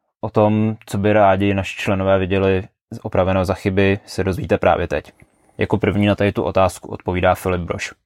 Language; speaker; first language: Czech; native; Czech